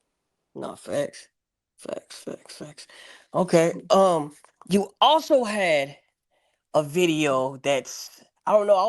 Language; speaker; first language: English; native; English